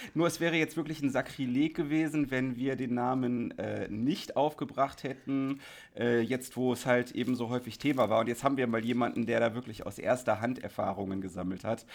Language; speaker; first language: German; native; German